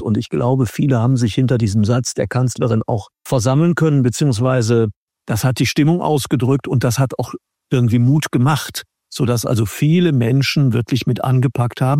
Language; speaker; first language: German; native; German